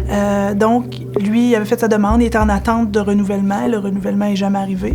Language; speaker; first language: French; native; French